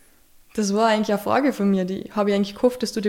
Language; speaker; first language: German; native; German